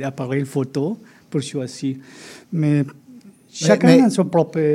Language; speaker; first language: French; non-native, fluent; Spanish